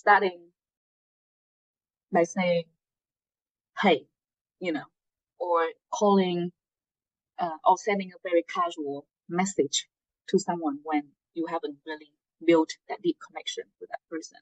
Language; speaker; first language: English; non-native, fluent; Vietnamese